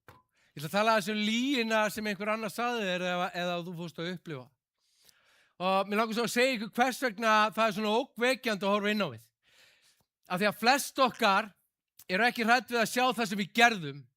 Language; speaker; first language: Icelandic; non-native, fluent; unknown